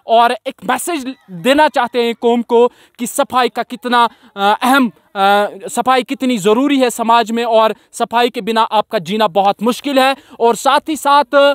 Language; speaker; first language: Hindi; non-native, local second language; Kashmiri